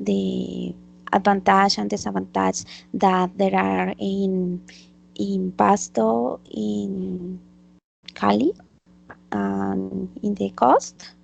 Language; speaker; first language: English; non-native, learner; Spanish